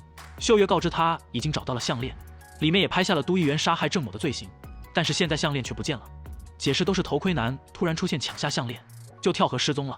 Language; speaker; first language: Chinese; native; Chinese